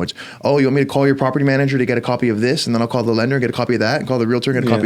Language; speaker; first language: English; native; English